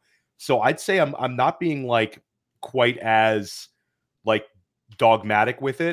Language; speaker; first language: English; native; English